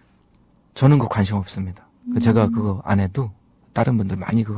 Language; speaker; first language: Korean; native; Korean